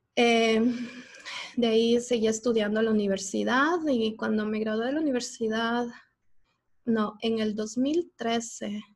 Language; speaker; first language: Spanish; native; Spanish